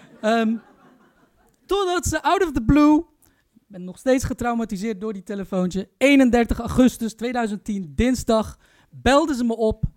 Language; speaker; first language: Dutch; early bilingual, other home language; Turkish